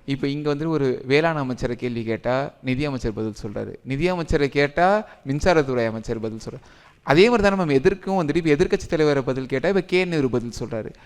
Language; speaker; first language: Tamil; native; Tamil